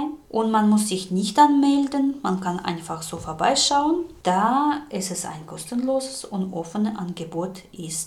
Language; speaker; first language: German; non-native, fluent; Russian